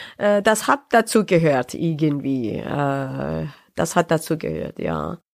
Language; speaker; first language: German; non-native, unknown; Persian